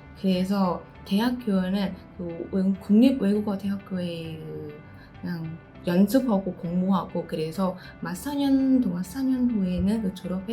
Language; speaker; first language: Korean; non-native, learner; Vietnamese